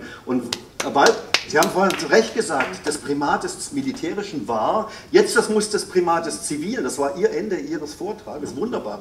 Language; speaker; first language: German; native; German